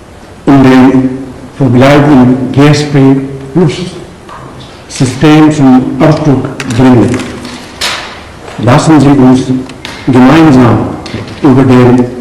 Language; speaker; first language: German; non-native, learner; Punjabi